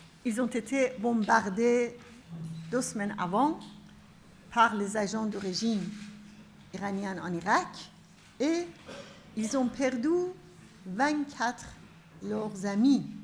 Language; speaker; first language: French; non-native, fluent; Persian